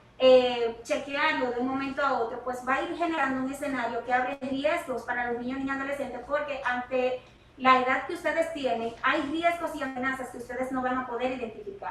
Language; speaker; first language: Spanish; native; Spanish